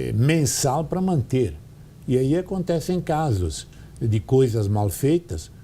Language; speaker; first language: Portuguese; non-native, fluent; Italian